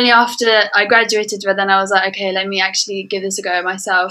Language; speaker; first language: English; native; English